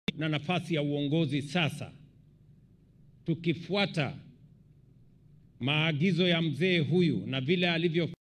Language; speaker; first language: Swahili; non-native, local second language; Kalenjin